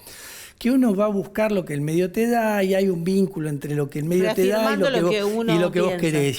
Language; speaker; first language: Spanish; native; Spanish